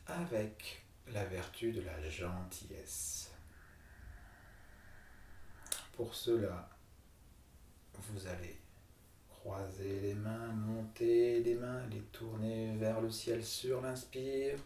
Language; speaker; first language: French; native; French